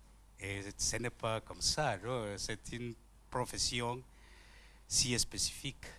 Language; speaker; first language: French; non-native, learner; Spanish